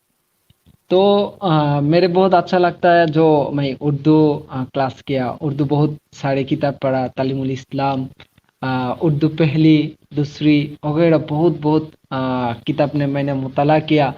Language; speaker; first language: Hindi; non-native, learner; Bangla